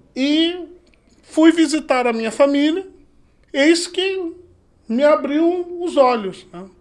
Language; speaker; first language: Portuguese; native; Portuguese